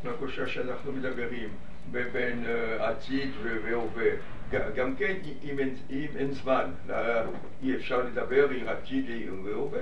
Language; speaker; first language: Hebrew; non-native, learner; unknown